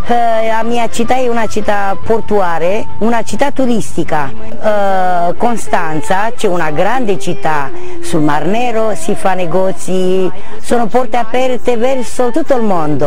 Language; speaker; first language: Italian; non-native, learner; Romanian